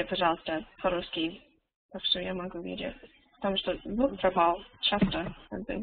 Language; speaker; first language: Russian; non-native, learner; English